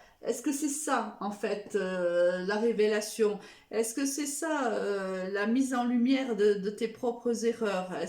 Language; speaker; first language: French; native; French